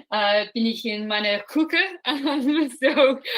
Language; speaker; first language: German; non-native, learner; English